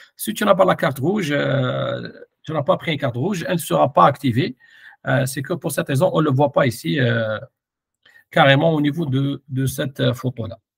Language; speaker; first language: French; non-native, local second language; Arabic